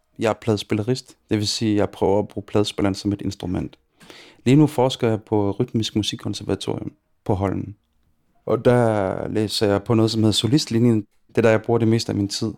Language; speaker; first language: Danish; early bilingual, other home language; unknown